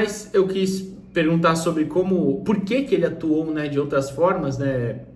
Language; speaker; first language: Portuguese; native; Portuguese